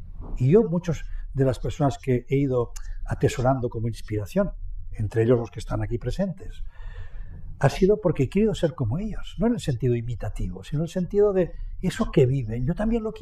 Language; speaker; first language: Spanish; native; Spanish